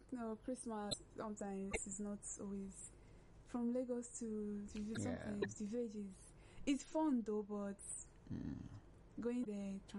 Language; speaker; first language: English; non-native, local second language; Igbo